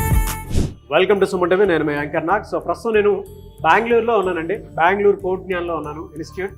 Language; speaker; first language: Telugu; native; Telugu